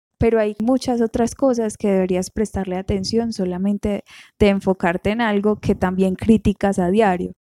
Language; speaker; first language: Spanish; native; Spanish